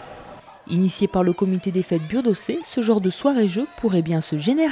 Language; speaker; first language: French; native; French